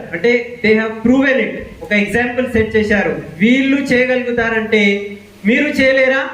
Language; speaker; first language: Telugu; non-native, local second language; Hindi